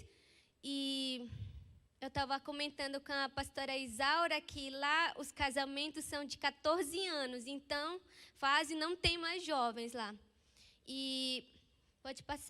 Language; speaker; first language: Portuguese; non-native, local second language; Ticuna